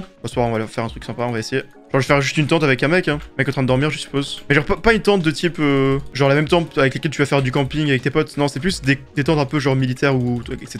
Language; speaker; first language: French; native; French